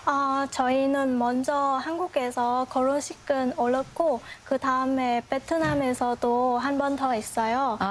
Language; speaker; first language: Korean; non-native, fluent; Vietnamese